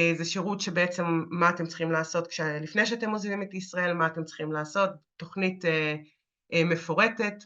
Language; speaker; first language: Hebrew; native; Hebrew